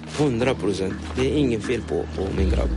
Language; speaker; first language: Swedish; non-native, learner; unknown